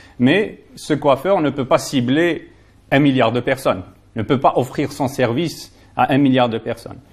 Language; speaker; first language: French; non-native, local second language; Arabic